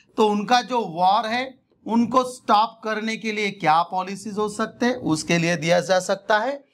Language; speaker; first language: Hindi; non-native, local second language; Marathi